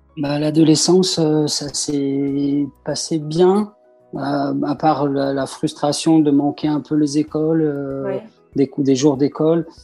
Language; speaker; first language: French; early bilingual, other home language; Persian